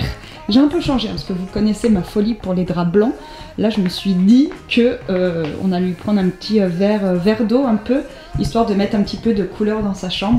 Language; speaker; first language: French; native; French